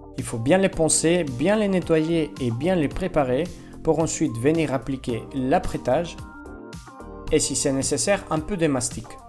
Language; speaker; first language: French; non-native, fluent; Spanish